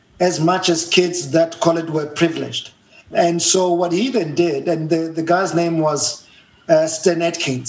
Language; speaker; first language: English; non-native, local second language; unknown